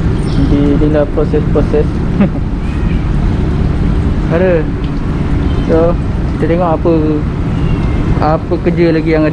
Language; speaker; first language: Malay; native; Malay